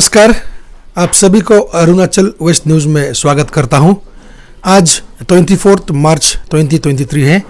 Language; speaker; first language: Hindi; non-native, local second language; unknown